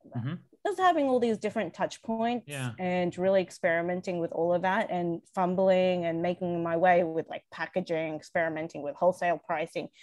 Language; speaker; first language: English; native; English